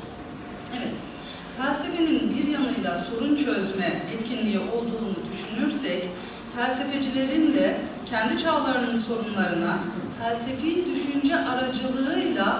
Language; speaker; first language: Turkish; native; Turkish